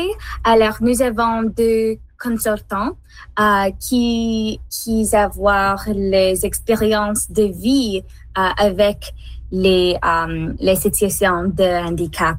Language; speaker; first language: French; non-native, learner; English